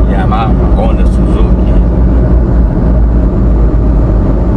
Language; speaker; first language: Japanese; non-native, learner; Portuguese